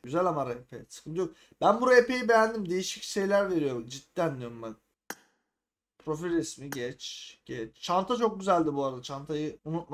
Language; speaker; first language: Turkish; native; Turkish